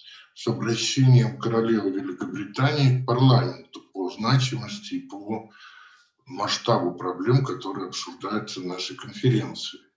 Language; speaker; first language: Russian; native; Russian